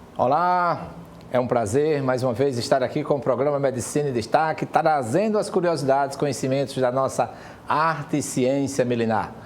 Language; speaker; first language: Portuguese; native; Portuguese